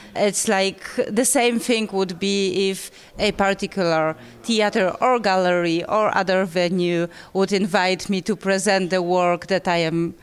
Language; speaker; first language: English; non-native, fluent; Polish